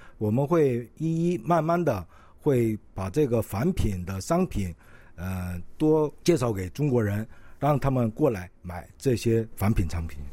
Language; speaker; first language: Chinese; non-native, local second language; Korean